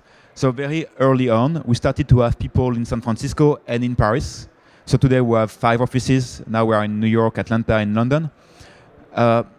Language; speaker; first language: English; non-native, fluent; French